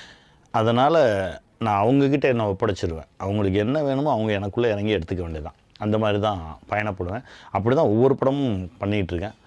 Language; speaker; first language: Tamil; native; Tamil